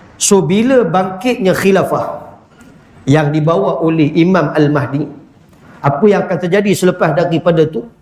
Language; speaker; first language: Malay; native; Malay